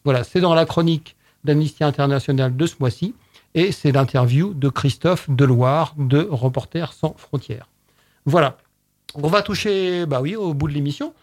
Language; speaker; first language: French; native; French